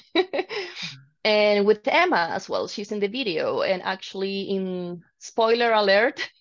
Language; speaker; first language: English; non-native, fluent; Spanish